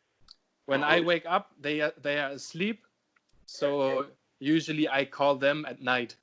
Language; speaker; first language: English; non-native, fluent; German